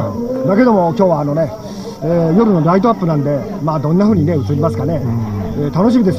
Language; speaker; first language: Japanese; native; Japanese